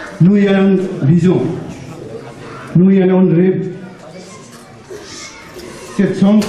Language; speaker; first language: French; non-native, learner; Bangla